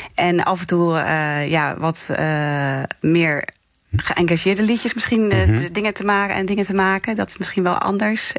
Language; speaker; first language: Dutch; native; Dutch